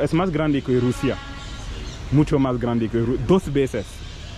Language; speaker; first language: Spanish; non-native, local second language; French